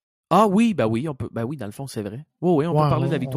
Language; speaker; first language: French; native; French